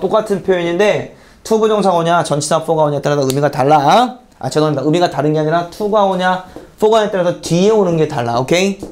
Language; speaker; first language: Korean; native; Korean